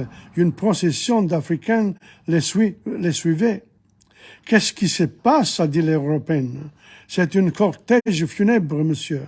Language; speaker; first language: French; non-native, fluent; English